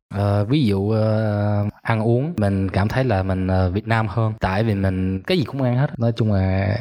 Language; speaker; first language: Vietnamese; early bilingual, other home language; German